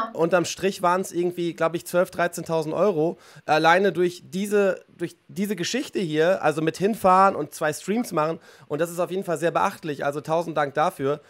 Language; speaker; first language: German; native; German